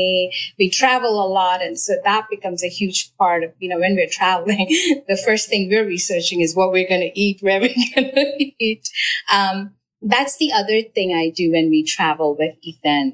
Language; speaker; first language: English; non-native, local second language; Malayalam